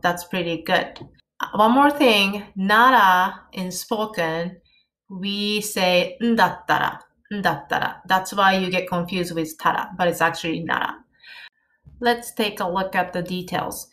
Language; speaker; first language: English; non-native, fluent; Japanese